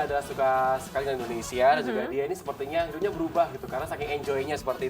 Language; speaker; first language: Indonesian; native; Indonesian